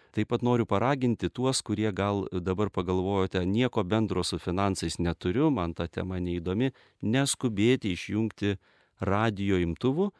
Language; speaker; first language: Lithuanian; native; Lithuanian